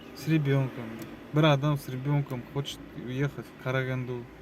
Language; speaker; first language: Russian; non-native, local second language; Kazakh